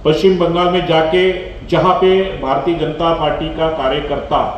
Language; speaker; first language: Hindi; non-native, local second language; Marathi